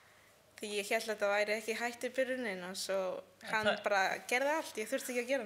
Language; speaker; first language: Icelandic; early bilingual, heritage; Icelandic